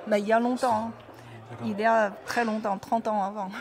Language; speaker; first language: French; non-native, learner; Chinese